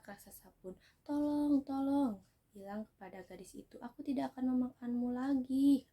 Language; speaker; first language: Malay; non-native, local second language; Sundanese